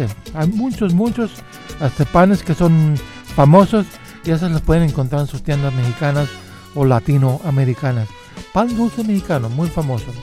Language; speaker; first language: Spanish; early bilingual, heritage; Spanish